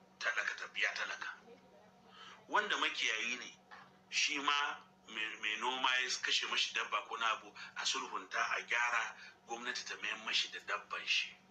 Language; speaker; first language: Hausa; non-native, local second language; Fula